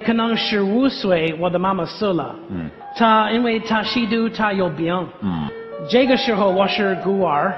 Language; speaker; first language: Chinese; non-native, learner; English